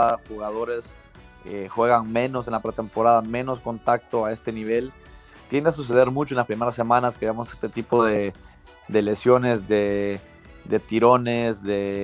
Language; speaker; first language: Spanish; native; Spanish